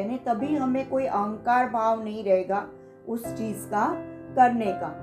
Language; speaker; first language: Hindi; non-native, local second language; Marathi